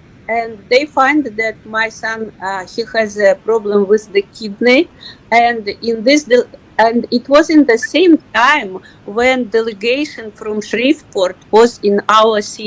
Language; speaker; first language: English; non-native, learner; Russian